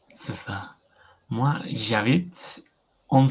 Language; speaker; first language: French; non-native, learner; Basque